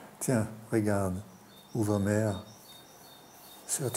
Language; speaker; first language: French; non-native, fluent; German